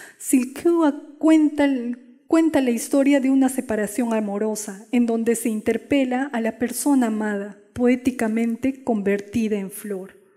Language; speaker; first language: Spanish; non-native, local second language; Quechua